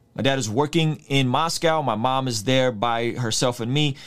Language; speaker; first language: English; early bilingual, other home language; Russian